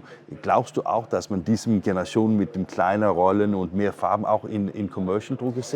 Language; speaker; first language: German; non-native, learner; Danish